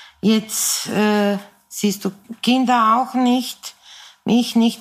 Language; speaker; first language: German; non-native, fluent; Serbian